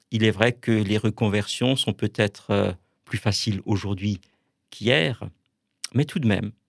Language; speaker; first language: French; native; French